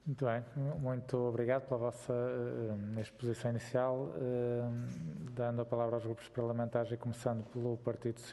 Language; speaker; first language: Portuguese; native; Portuguese